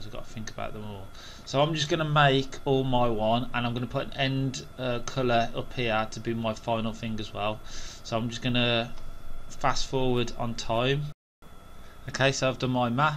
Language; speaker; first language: English; native; English